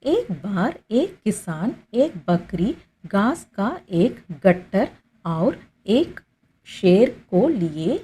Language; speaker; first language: Hindi; non-native, local second language; Tamil